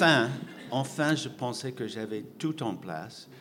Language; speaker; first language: French; non-native, fluent; English